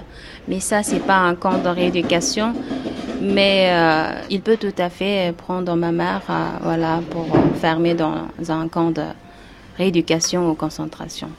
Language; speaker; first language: French; non-native, fluent; Uyghur